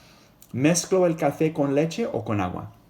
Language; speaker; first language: Spanish; non-native, fluent; English